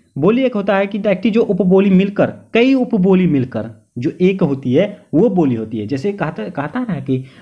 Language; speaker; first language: Hindi; native; Hindi